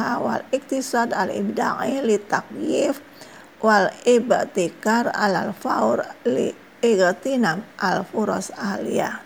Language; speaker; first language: Arabic; non-native, fluent; Indonesian